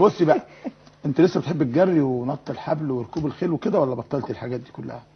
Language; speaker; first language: Arabic; native; Arabic